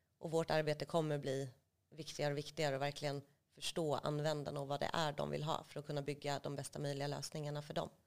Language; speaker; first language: Swedish; native; Swedish